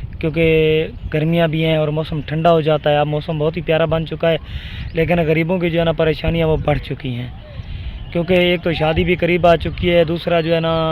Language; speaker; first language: Urdu; non-native, local second language; Punjabi